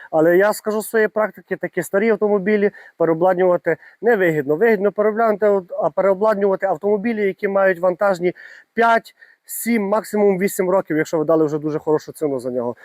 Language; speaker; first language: Ukrainian; native; Ukrainian